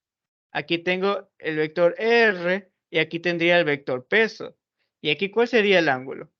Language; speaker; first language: Spanish; native; Spanish